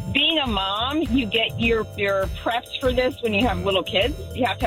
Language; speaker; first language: English; native; English